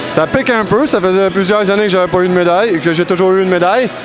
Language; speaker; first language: French; native; French